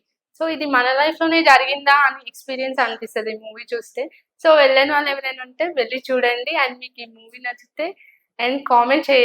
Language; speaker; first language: Telugu; native; Telugu